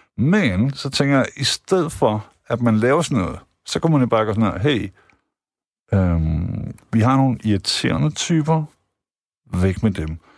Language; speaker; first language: Danish; native; Danish